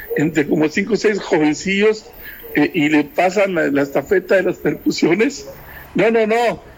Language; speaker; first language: Spanish; native; Spanish